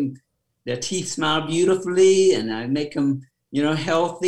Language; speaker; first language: English; non-native, fluent; Khmer